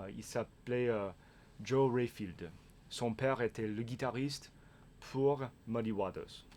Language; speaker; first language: French; non-native, fluent; English